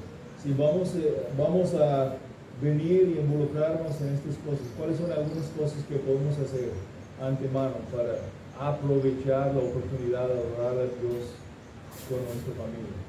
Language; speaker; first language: Spanish; non-native, fluent; English